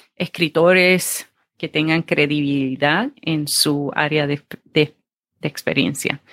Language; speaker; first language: Spanish; native; Spanish